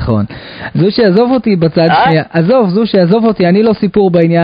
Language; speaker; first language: Hebrew; native; Hebrew